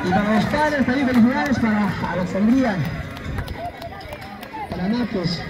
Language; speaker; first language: Spanish; native; Spanish